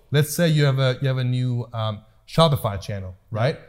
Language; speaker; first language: English; early bilingual, other home language; Persian